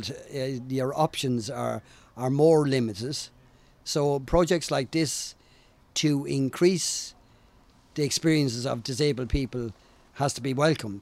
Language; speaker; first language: English; native; English